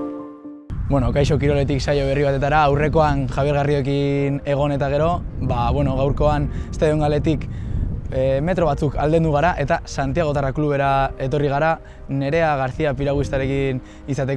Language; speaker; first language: Basque; native; Basque